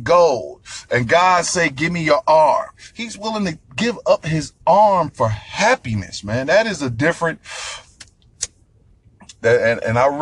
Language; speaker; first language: English; native; English